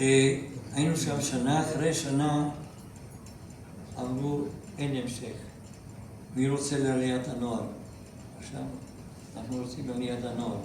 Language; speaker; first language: Hebrew; non-native, fluent; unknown